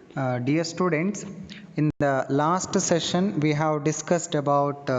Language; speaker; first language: English; non-native, local second language; Kannada